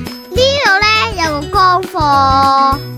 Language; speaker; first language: Chinese; native; Chinese